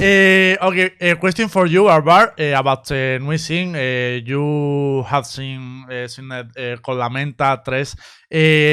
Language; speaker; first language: English; non-native, learner; Spanish